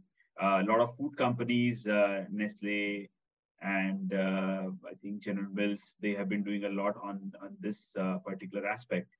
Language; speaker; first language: English; non-native, local second language; Hindi